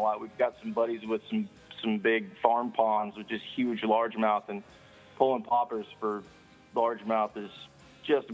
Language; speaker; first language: English; native; English